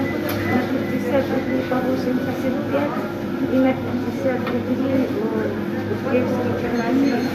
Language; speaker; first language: Russian; native; Russian